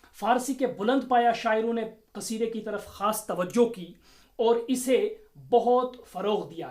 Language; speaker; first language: Urdu; non-native, local second language; Kashmiri